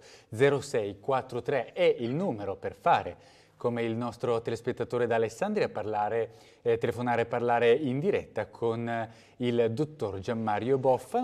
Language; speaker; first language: Italian; native; Italian